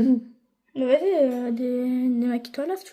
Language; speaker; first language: French; native; French